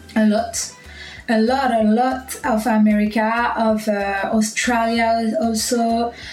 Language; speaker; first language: English; non-native, learner; French